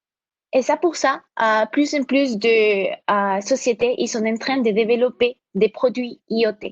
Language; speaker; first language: French; non-native, fluent; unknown